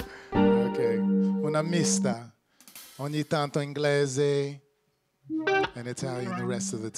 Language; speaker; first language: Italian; non-native, learner; English